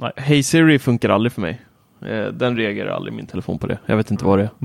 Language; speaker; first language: Swedish; native; Swedish